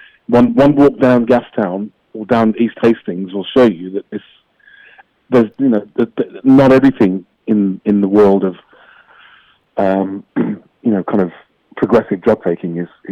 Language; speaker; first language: English; native; English